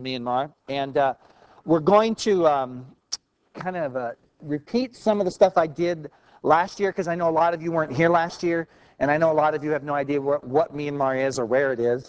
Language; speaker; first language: English; native; English